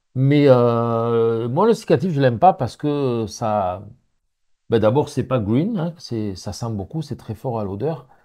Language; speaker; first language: French; native; French